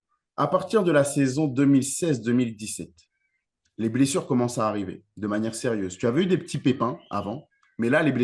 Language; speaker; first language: French; native; French